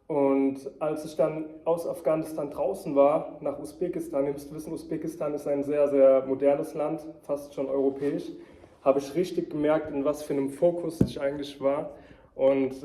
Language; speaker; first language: German; early bilingual, heritage; German